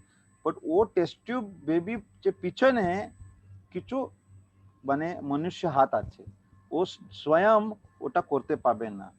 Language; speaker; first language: Bangla; non-native, learner; Hindi